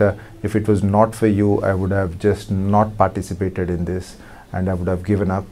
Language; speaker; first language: English; non-native, local second language; Telugu